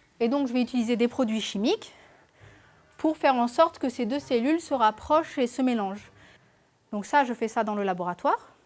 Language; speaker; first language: French; native; French